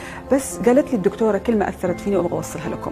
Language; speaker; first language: Arabic; native; Arabic